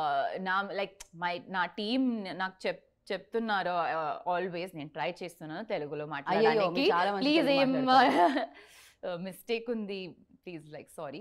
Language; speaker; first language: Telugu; non-native, learner; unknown